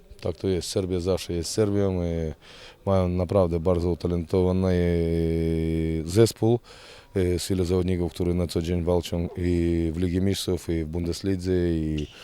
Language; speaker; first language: Polish; non-native, fluent; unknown